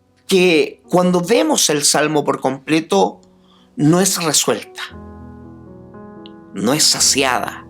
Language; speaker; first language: Spanish; native; Spanish